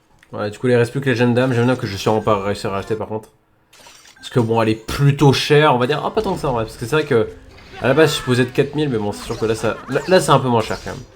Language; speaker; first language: French; native; French